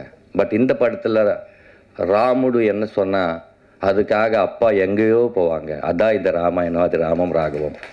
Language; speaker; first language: Tamil; non-native, learner; Telugu